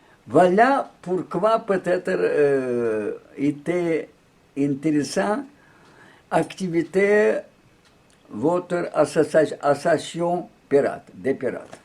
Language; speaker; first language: French; non-native, learner; Russian